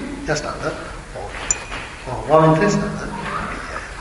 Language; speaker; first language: Russian; non-native, learner; Tibetan